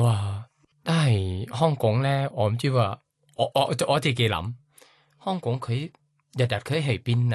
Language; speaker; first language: Cantonese; non-native, fluent; Thai